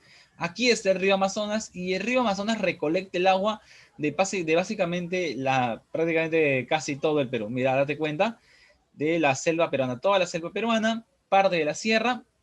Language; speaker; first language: Spanish; native; Spanish